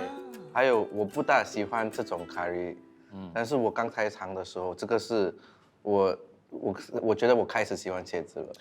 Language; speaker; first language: Chinese; non-native, local second language; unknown